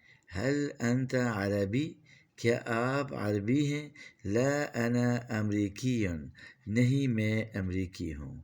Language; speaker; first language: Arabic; non-native, fluent; Urdu